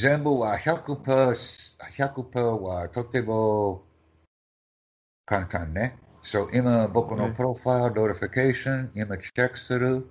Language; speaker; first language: Japanese; non-native, learner; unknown